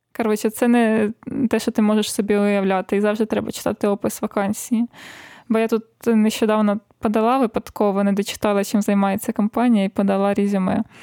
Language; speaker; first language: Ukrainian; native; Ukrainian